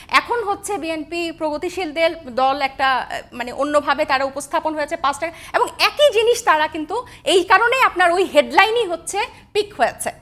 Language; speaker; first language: Bangla; native; Bangla